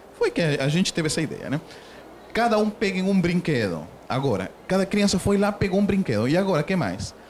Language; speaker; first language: Portuguese; non-native, fluent; Spanish